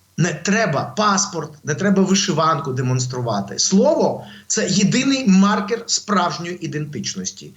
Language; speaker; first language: Ukrainian; non-native, local second language; Russian